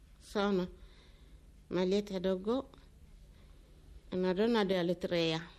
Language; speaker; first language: Italian; non-native, learner; Tigrinya